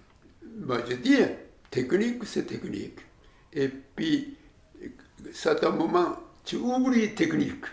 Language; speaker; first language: French; non-native, learner; Japanese